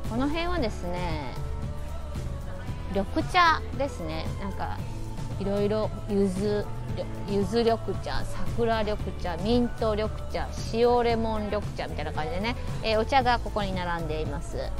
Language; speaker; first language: Japanese; native; Japanese